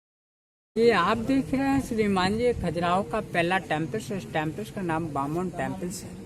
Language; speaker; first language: Hindi; native; Hindi